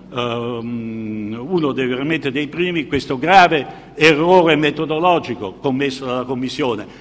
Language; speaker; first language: Italian; native; Italian